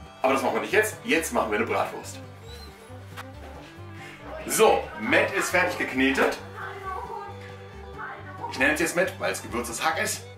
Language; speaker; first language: German; native; German